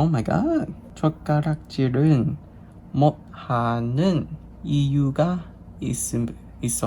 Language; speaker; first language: Korean; non-native, learner; English